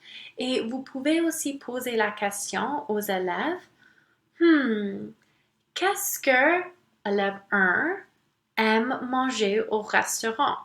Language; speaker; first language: French; non-native, local second language; English